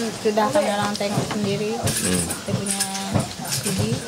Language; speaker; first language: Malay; non-native, local second language; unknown